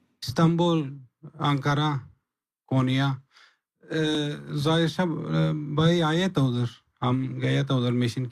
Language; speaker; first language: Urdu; non-native, learner; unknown